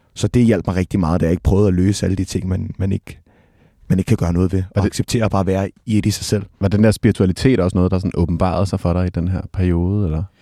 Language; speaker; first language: Danish; native; Danish